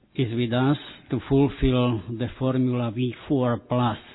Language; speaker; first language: English; non-native, fluent; Slovak